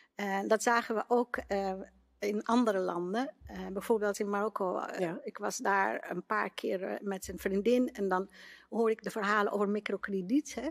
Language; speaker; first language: Dutch; non-native, fluent; Arabic